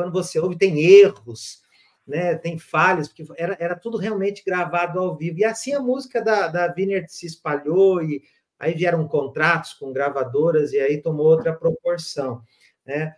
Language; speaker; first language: Portuguese; native; Portuguese